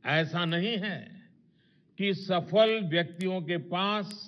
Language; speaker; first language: Hindi; non-native, local second language; Gujarati